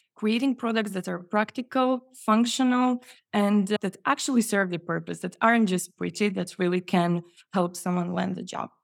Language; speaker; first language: English; non-native, fluent; Croatian